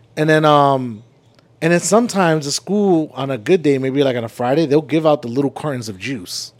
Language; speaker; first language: English; early bilingual, other home language; Spanish